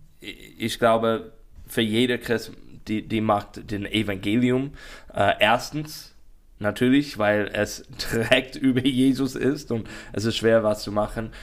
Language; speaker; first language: German; non-native, learner; English